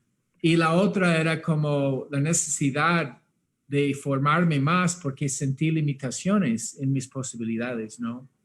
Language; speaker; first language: Spanish; early bilingual, heritage; English